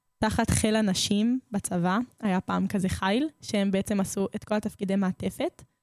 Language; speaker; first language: Hebrew; native; Hebrew